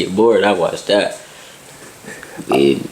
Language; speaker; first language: English; native; English